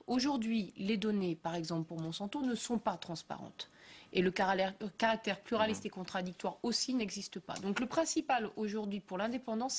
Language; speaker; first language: French; native; French